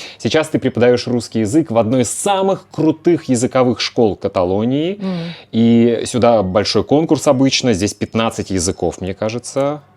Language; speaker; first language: Russian; native; Russian